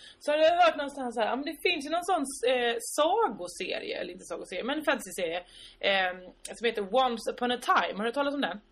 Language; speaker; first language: Swedish; native; Swedish